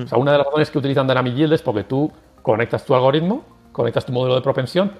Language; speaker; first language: Spanish; native; Spanish